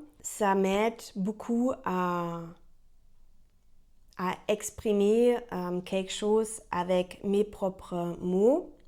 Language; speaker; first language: French; non-native, learner; German